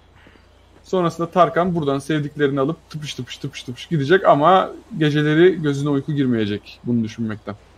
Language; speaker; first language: Turkish; native; Turkish